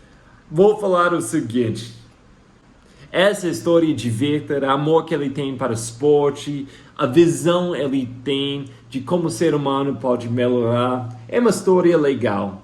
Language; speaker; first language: Portuguese; non-native, fluent; English